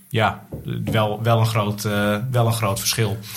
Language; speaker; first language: Dutch; native; Dutch